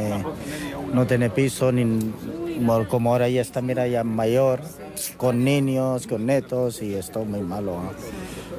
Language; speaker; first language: Spanish; non-native, learner; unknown